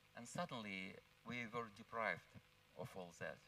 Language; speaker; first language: English; non-native, fluent; Russian